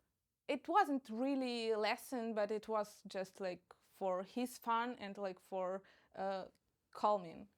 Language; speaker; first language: English; non-native, fluent; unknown